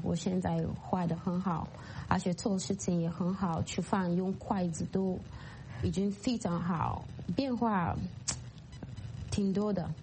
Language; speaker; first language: Chinese; non-native, fluent; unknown